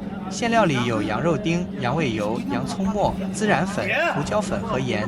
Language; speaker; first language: Chinese; native; Chinese